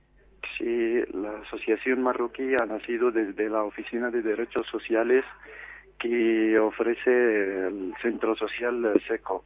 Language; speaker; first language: Spanish; non-native, fluent; Arabic